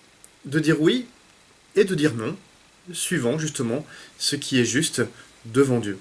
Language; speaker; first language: French; native; French